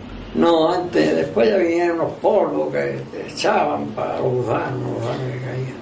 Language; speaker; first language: Spanish; native; Spanish